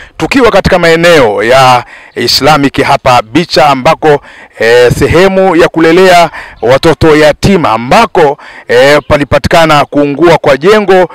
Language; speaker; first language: Swahili; native; Swahili